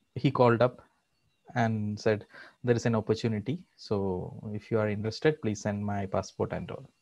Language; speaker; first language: English; non-native, local second language; Malayalam